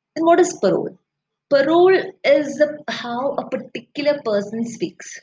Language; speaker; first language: English; non-native, local second language; Malayalam